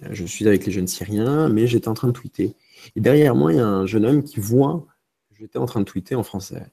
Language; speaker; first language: French; early bilingual, other home language; Romanian